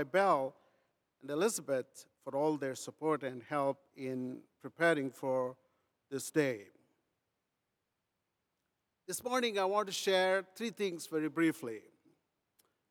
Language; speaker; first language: English; non-native, local second language; Telugu